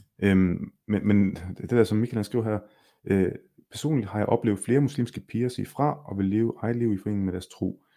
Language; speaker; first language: Danish; early bilingual, other home language; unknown